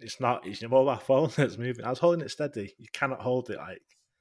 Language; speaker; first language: English; native; English